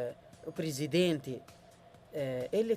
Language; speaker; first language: Portuguese; non-native, learner; Arabic